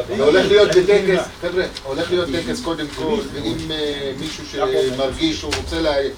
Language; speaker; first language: Hebrew; non-native, local second language; Arabic